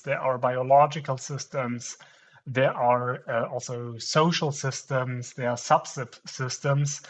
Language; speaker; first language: English; non-native, fluent; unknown